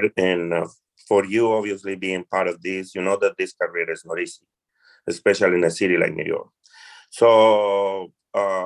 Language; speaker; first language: English; non-native, fluent; Spanish